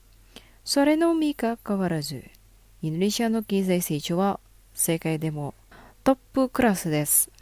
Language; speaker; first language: Japanese; non-native, fluent; Indonesian